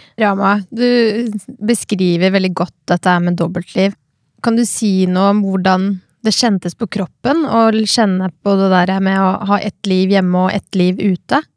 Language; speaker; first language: Norwegian; native; Norwegian